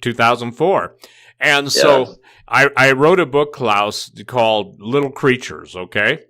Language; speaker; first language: English; native; English